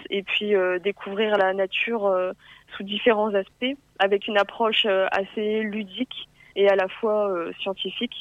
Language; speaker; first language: French; native; French